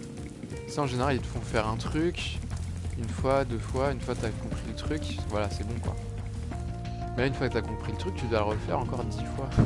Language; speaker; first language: French; native; French